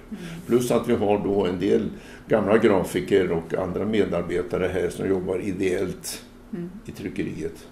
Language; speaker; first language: Swedish; native; Swedish